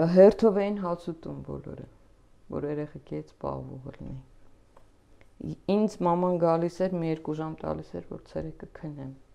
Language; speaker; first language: Armenian; native; Armenian